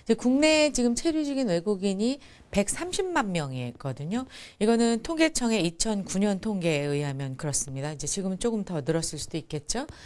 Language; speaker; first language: Korean; native; Korean